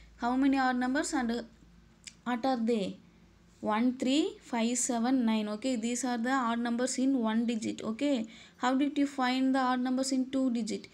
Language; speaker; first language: English; non-native, local second language; Tamil